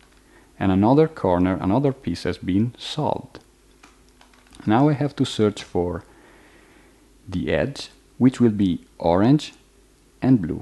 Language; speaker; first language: English; non-native, fluent; Italian